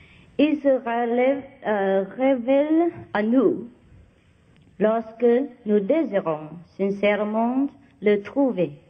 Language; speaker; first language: French; non-native, learner; Vietnamese